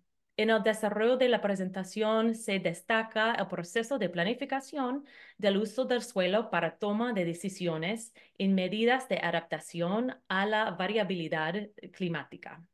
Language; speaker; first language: Spanish; non-native, fluent; English